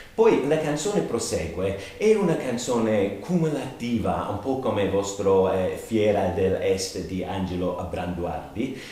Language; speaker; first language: Italian; non-native, fluent; English